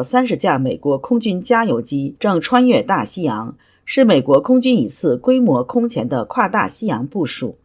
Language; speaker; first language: Chinese; native; Chinese